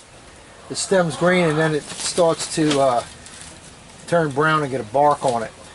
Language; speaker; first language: English; native; English